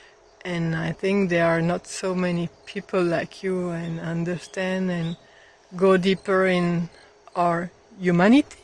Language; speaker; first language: English; non-native, fluent; French